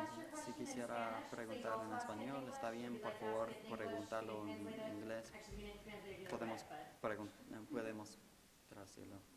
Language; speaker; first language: Spanish; non-native, fluent; English